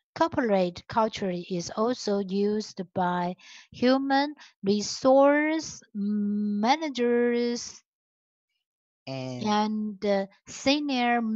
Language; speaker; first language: English; non-native, learner; Chinese